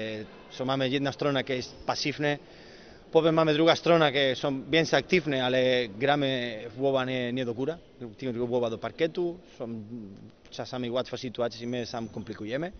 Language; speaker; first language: Polish; non-native, learner; Spanish